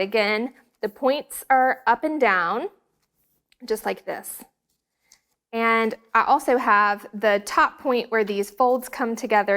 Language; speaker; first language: English; native; English